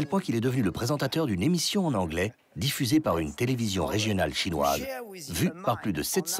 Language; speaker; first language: French; native; French